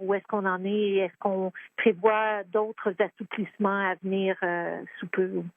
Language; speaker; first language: French; native; French